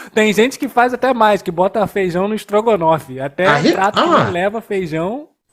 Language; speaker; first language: Portuguese; native; Portuguese